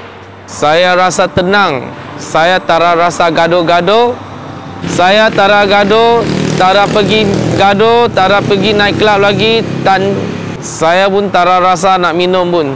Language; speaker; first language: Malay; non-native, local second language; Min Nan Chinese